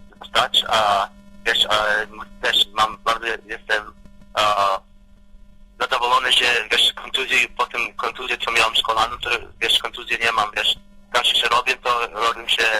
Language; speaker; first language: Polish; early bilingual, heritage; Polish